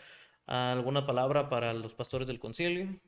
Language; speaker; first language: Spanish; native; Spanish